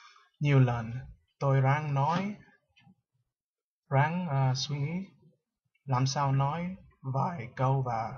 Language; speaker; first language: Vietnamese; early bilingual, heritage; Vietnamese